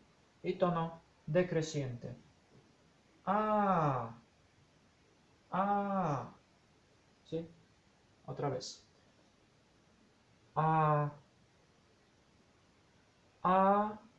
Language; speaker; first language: Spanish; non-native, fluent; Polish